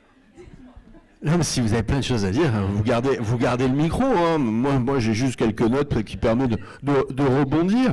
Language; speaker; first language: French; native; French